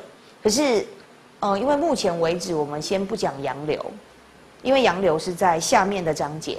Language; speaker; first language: Chinese; native; Chinese